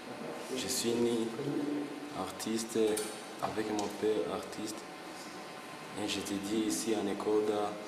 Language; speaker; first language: French; non-native, local second language; Kinyarwanda